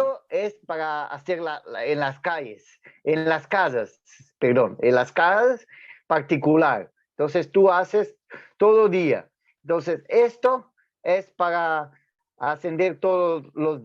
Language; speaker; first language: Spanish; non-native, fluent; Portuguese